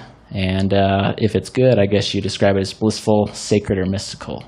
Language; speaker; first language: English; native; English